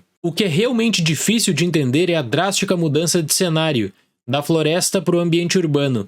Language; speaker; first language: Portuguese; native; Portuguese